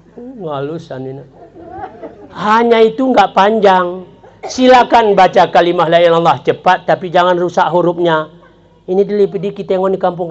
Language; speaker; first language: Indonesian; non-native, local second language; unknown